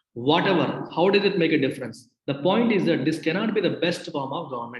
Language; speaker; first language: English; non-native, local second language; Telugu